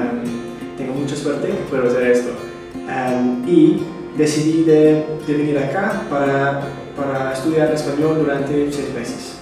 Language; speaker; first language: Spanish; non-native, fluent; English